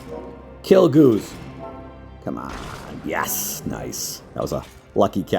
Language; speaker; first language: English; native; English